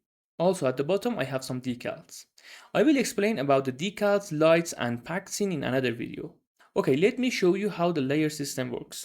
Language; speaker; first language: English; non-native, fluent; Persian